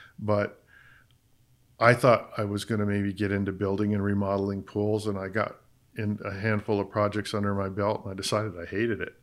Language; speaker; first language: English; native; English